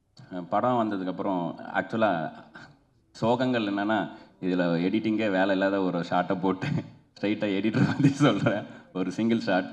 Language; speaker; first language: Tamil; native; Tamil